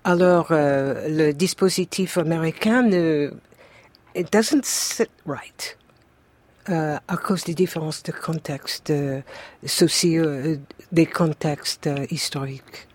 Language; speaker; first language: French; non-native, fluent; English